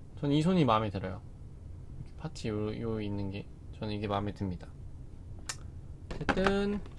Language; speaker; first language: Korean; native; Korean